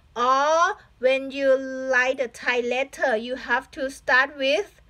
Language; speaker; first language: English; non-native, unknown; Thai